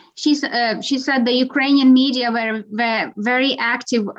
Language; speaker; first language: English; non-native, fluent; Ukrainian